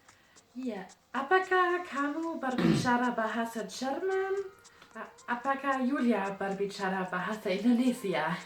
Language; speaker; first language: Indonesian; non-native, learner; German